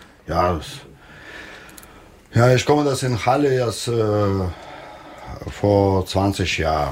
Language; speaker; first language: German; non-native, learner; Russian